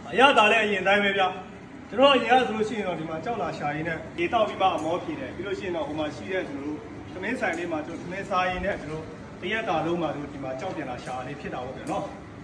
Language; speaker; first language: Burmese; non-native, local second language; Kachin